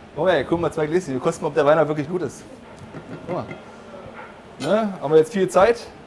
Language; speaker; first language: German; native; German